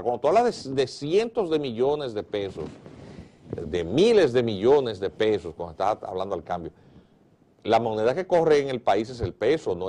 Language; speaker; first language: Spanish; native; Spanish